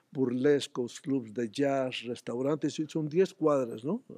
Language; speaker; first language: Spanish; native; Spanish